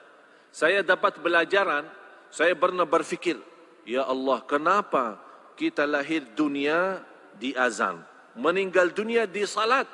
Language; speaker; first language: Indonesian; non-native, fluent; Arabic